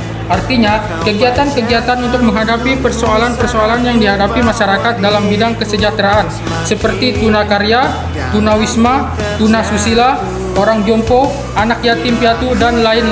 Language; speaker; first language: Indonesian; non-native, local second language; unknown